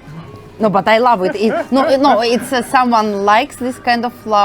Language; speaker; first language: English; non-native, learner; Russian